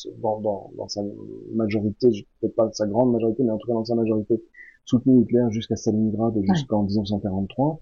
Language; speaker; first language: French; native; French